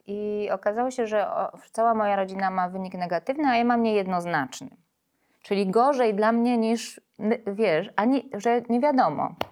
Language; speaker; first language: Polish; native; Polish